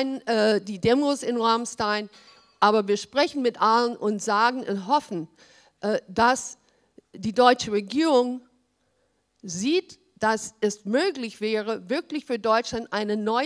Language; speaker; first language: German; early bilingual, heritage; German